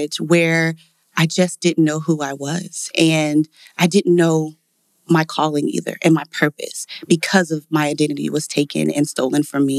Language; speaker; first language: English; native; English